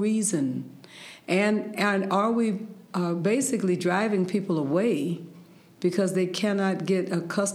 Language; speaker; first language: English; native; English